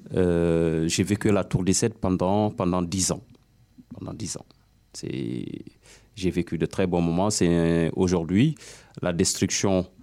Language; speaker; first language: French; non-native, local second language; Wolof